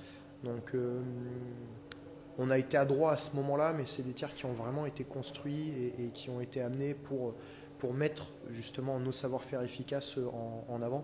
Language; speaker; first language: French; native; French